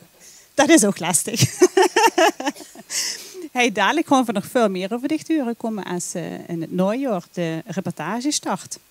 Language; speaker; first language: Dutch; native; Dutch